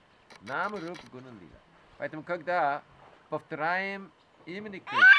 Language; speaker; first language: Russian; non-native, fluent; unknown